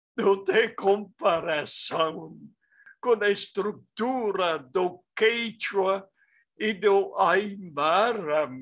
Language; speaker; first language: Portuguese; non-native, fluent; French